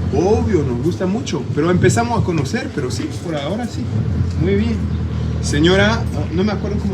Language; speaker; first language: Spanish; non-native, fluent; French